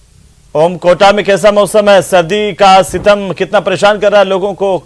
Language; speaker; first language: Hindi; native; Hindi